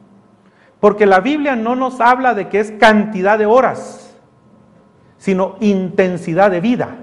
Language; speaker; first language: Spanish; native; Spanish